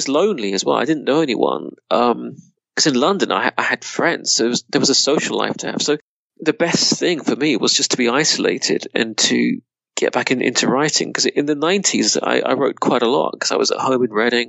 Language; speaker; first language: English; native; English